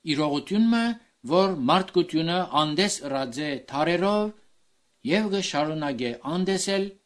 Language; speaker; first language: Armenian; native; Armenian